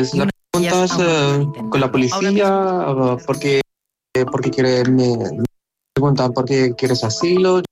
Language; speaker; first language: Spanish; non-native, learner; Arabic